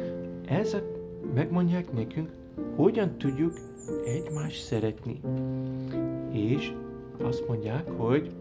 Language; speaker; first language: Hungarian; early bilingual, heritage; Hungarian